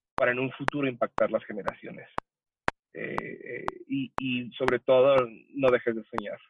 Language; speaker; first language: Spanish; early bilingual, heritage; Spanish